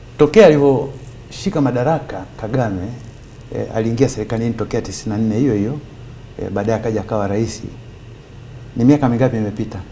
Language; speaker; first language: Swahili; native; Swahili